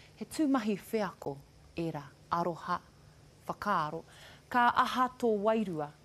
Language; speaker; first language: Māori; non-native, local second language; English